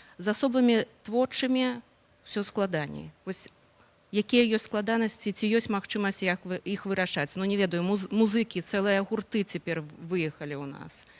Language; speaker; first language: Belarusian; non-native, local second language; Russian